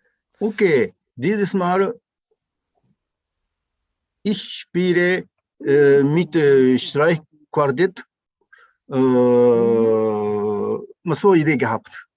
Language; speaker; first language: German; non-native, learner; Japanese